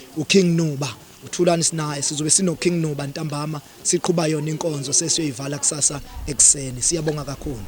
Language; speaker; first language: Zulu; native; Zulu